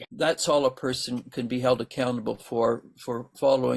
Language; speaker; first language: English; native; English